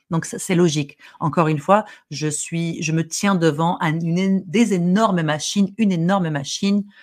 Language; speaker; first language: French; non-native, local second language; Arabic